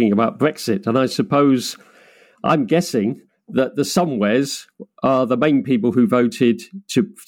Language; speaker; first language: English; native; English